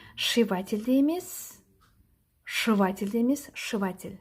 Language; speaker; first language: Russian; non-native, local second language; Kazakh